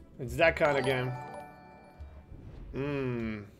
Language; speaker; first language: English; non-native, fluent; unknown